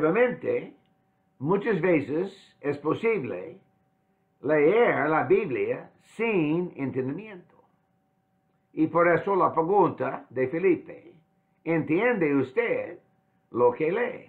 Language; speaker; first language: Spanish; non-native, fluent; English